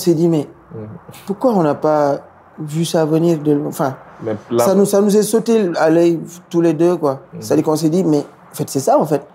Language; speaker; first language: French; non-native, local second language; Wolof